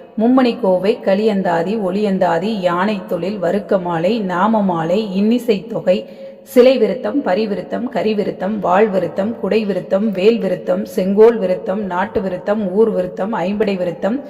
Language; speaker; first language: Tamil; native; Tamil